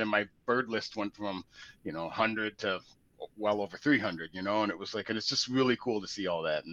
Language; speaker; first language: English; native; English